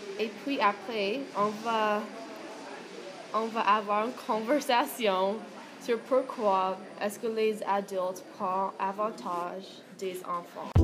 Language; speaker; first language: French; non-native, learner; English